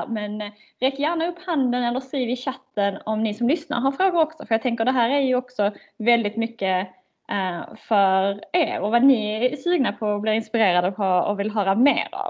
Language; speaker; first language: Swedish; native; Swedish